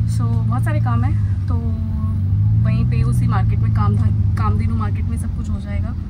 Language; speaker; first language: Hindi; non-native, local second language; Bangla